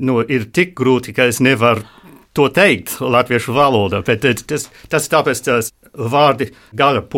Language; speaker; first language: Latvian; non-native, learner; English